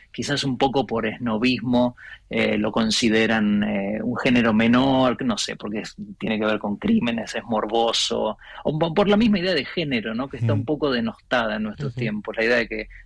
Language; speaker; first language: Spanish; native; Spanish